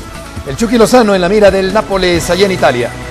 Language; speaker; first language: Spanish; native; Spanish